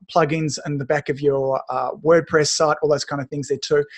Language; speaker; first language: English; native; English